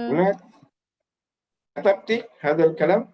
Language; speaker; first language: Arabic; non-native, fluent; Indonesian